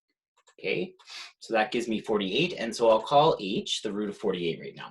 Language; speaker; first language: English; native; English